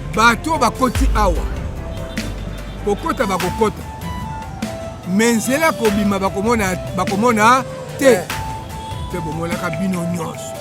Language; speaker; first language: Lingala; non-native, local second language; Kituba (Democratic Republic of Congo)